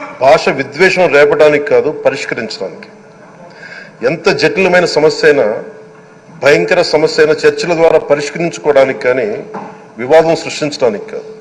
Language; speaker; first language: Telugu; native; Telugu